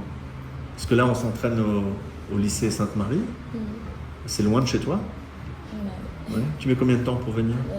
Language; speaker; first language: French; native; French